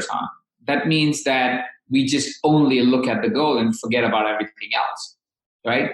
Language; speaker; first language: English; non-native, local second language; Hindi